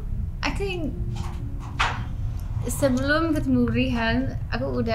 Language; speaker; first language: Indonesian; non-native, learner; English